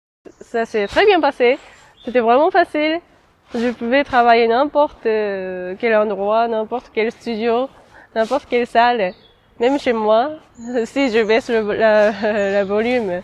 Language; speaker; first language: French; non-native, fluent; Japanese